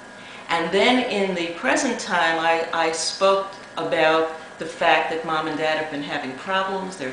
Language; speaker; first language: English; native; English